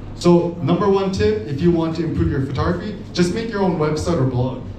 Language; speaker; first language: English; native; English